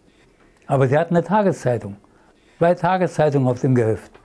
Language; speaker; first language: German; native; German